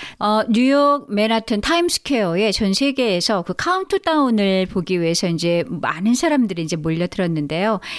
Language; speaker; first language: Korean; native; Korean